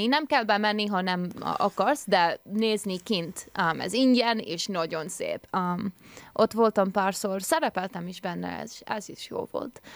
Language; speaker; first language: Hungarian; early bilingual, heritage; Hungarian